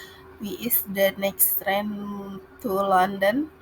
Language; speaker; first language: English; non-native, learner; Indonesian